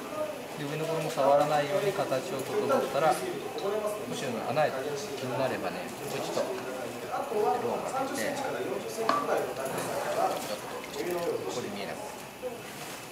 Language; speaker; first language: Japanese; native; Japanese